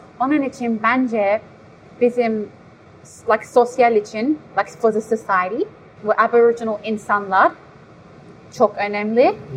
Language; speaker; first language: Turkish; early bilingual, heritage; Turkish